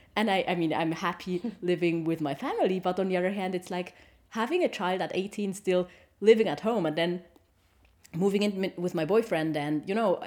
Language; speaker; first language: English; non-native, fluent; German